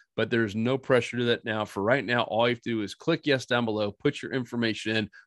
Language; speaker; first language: English; native; English